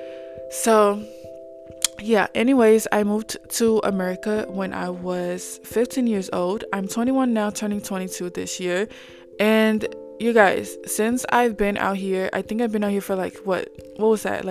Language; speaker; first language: English; non-native, fluent; Samoan